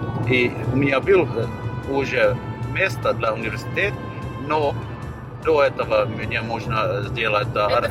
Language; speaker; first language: Russian; non-native, learner; Finnish